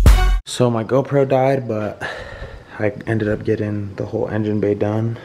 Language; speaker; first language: English; native; English